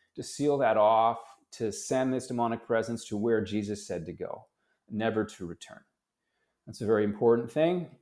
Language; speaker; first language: English; native; English